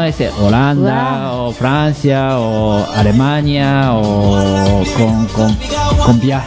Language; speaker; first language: Spanish; non-native, learner; Japanese